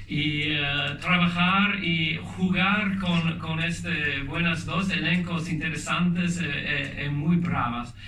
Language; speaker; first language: Spanish; non-native, learner; English